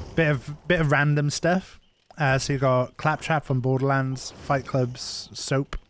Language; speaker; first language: English; non-native, local second language; Welsh